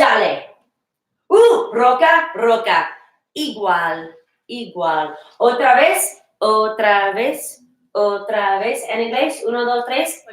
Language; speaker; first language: Spanish; non-native, fluent; English